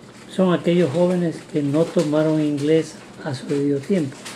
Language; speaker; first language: Spanish; native; Spanish